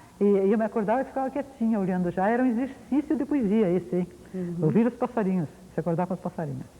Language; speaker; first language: Portuguese; early bilingual, other home language; Ukrainian